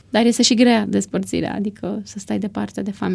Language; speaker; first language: Romanian; native; Romanian